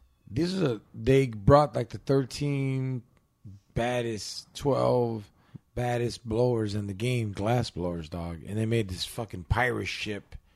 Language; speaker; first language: English; native; English